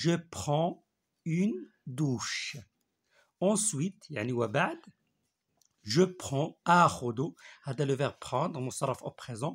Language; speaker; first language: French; non-native, local second language; Arabic